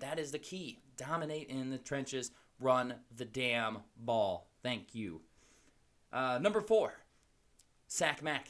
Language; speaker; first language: English; native; English